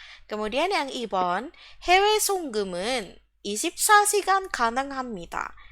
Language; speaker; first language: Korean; non-native, fluent; Indonesian